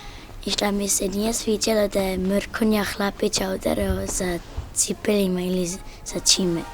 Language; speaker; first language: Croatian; early bilingual, heritage; Croatian